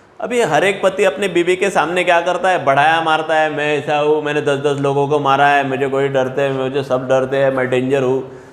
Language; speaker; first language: Hindi; non-native, local second language; Marathi